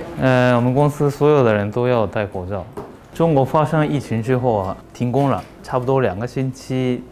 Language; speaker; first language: Chinese; non-native, fluent; Japanese